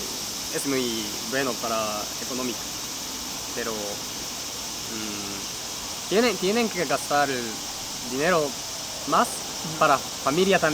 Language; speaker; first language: Spanish; non-native, learner; Japanese